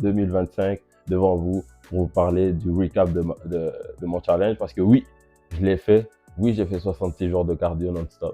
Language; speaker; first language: French; native; French